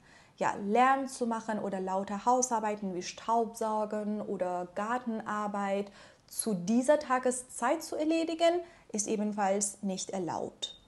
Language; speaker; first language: German; non-native, fluent; Persian